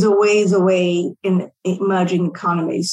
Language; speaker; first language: English; non-native, local second language; Tamil